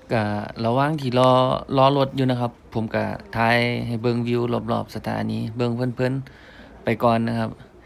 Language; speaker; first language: Thai; native; Thai